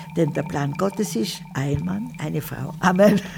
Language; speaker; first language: German; native; German